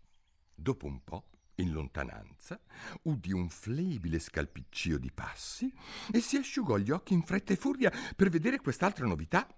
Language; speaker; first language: Italian; native; Italian